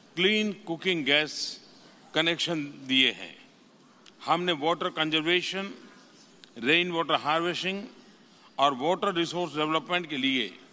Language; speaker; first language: Hindi; non-native, local second language; Gujarati